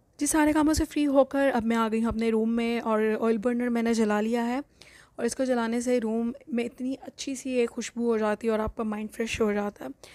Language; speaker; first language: Urdu; native; Urdu